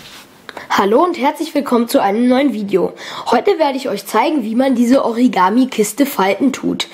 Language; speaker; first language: German; native; German